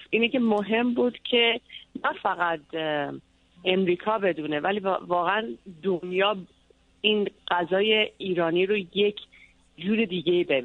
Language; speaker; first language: Persian; early bilingual, heritage; Persian